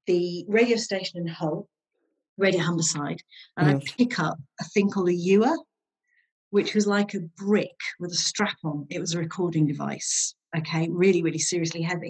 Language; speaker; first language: English; native; English